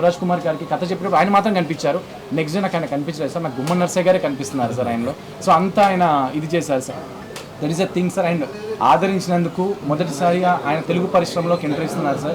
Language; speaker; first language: Telugu; native; Telugu